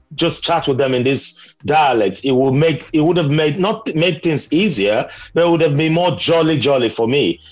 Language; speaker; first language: English; non-native, local second language; Nigerian Pidgin